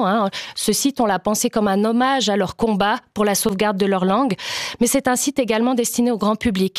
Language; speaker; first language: French; native; French